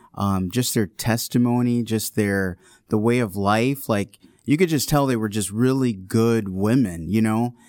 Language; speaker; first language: English; native; English